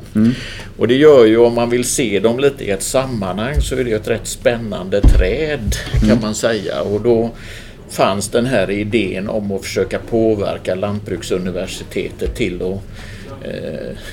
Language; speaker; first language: Swedish; native; Swedish